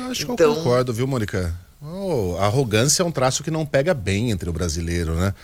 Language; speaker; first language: Portuguese; native; Portuguese